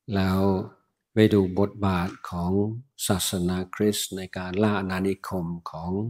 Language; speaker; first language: Thai; non-native, fluent; English